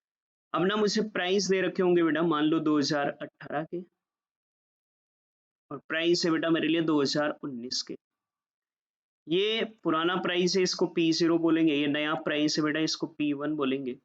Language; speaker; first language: Hindi; native; Hindi